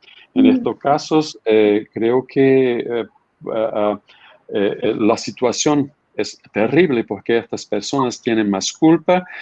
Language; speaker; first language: Spanish; non-native, fluent; Portuguese